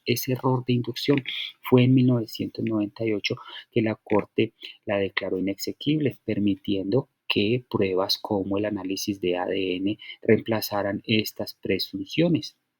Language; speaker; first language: Spanish; native; Spanish